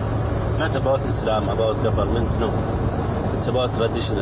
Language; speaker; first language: English; non-native, fluent; Arabic